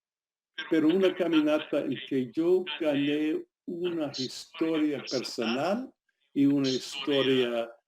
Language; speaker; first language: Spanish; non-native, fluent; English